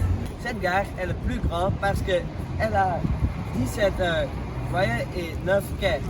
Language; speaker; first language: French; non-native, learner; Dutch